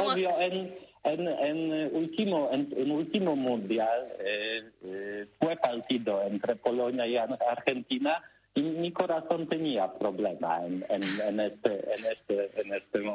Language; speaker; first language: Spanish; non-native, learner; Polish